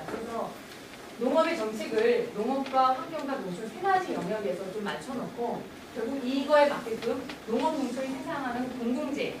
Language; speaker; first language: Korean; native; Korean